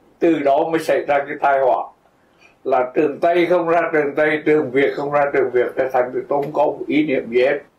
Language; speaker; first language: Vietnamese; native; Vietnamese